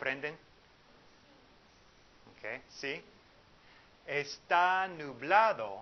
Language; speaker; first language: Spanish; non-native, fluent; English